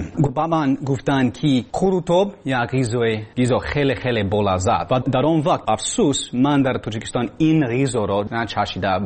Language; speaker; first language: Persian; non-native, learner; English